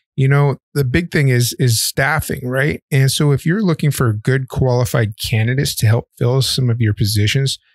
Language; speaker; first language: English; native; English